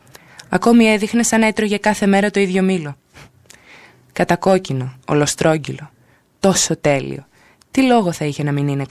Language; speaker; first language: Greek; native; Greek